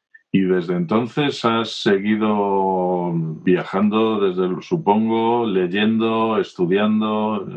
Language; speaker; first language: Spanish; native; Spanish